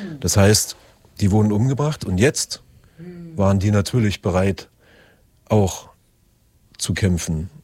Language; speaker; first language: German; native; German